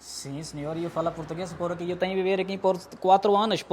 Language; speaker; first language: Portuguese; non-native, learner; Urdu